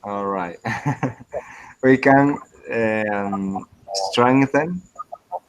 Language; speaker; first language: English; non-native, learner; Spanish